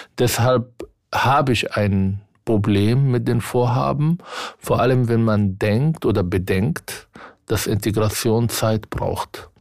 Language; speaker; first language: German; non-native, fluent; Arabic